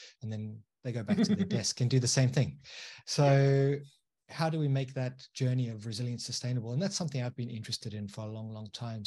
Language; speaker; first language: English; native; English